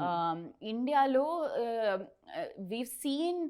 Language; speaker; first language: Telugu; non-native, learner; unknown